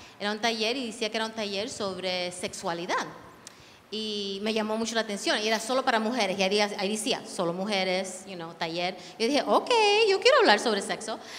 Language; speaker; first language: Spanish; early bilingual, heritage; Spanish